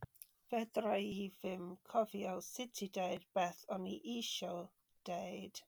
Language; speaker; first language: Welsh; non-native, learner; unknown